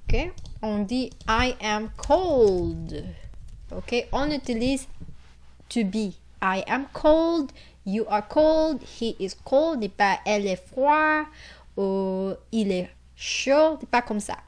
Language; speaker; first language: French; non-native, fluent; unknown